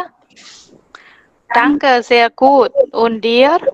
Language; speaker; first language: German; non-native, fluent; Indonesian